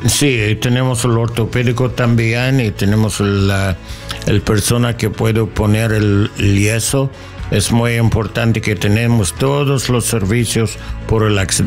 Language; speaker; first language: Spanish; non-native, learner; English